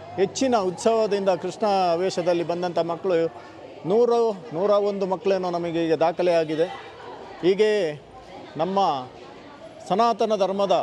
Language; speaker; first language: Kannada; native; Kannada